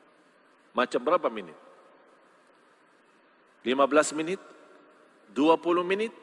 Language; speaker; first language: Indonesian; non-native, fluent; Arabic